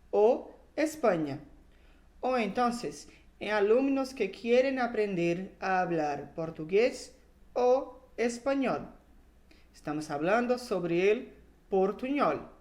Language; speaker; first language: Spanish; non-native, fluent; Portuguese